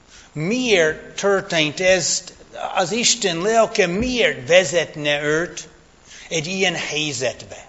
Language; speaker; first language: Hungarian; non-native, fluent; English